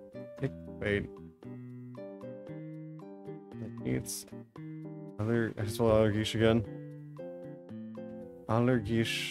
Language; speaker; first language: Dutch; non-native, learner; English